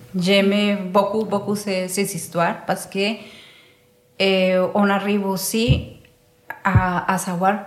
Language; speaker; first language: French; non-native, fluent; Spanish